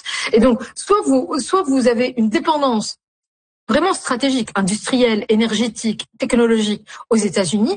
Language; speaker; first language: French; native; French